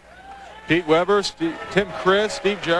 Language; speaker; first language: English; native; English